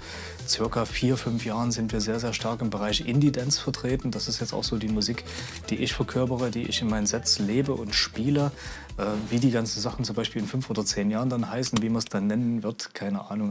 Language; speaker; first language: German; native; German